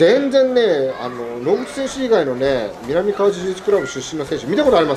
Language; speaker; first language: Japanese; native; Japanese